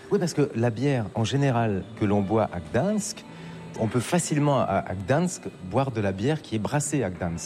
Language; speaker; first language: French; native; French